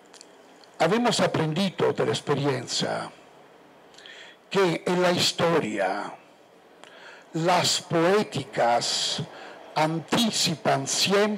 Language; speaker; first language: Spanish; non-native, fluent; Italian